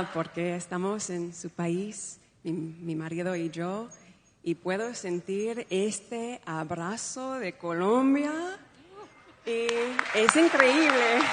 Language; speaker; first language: Spanish; non-native, fluent; English